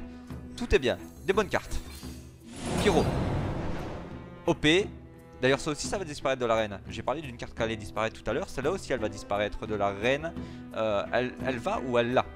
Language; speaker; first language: French; native; French